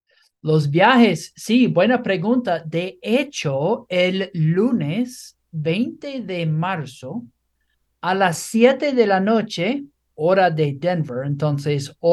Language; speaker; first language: Spanish; non-native, fluent; English